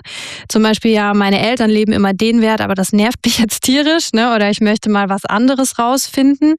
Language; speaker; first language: German; native; German